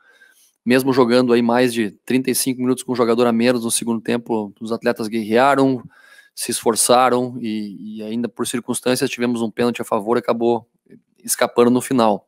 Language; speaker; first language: Portuguese; native; Portuguese